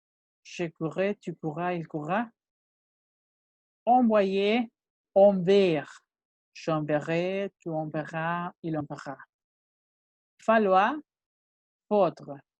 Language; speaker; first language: French; non-native, fluent; Spanish